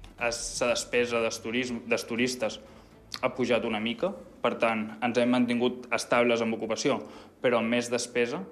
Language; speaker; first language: Catalan; native; Catalan